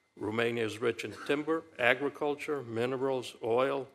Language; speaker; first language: English; early bilingual, other home language; Romanian